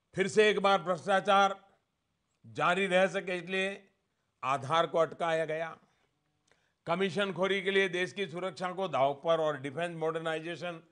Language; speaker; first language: Hindi; non-native, local second language; Gujarati